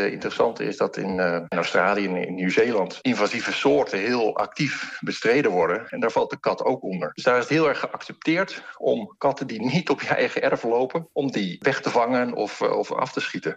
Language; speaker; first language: Dutch; native; Dutch